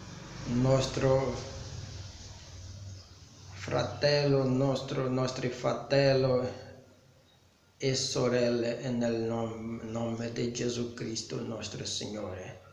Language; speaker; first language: Italian; non-native, learner; Portuguese